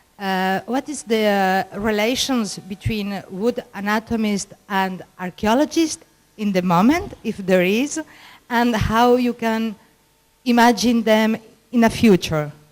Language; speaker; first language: English; non-native, fluent; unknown